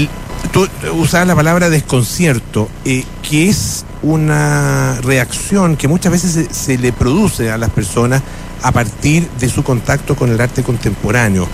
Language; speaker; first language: Spanish; native; Spanish